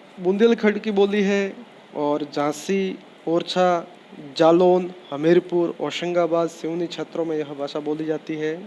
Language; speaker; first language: Hindi; native; Hindi